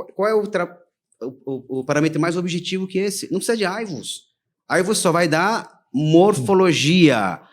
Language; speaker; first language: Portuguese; early bilingual, other home language; Korean